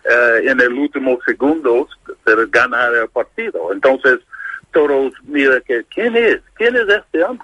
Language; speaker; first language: Spanish; non-native, learner; English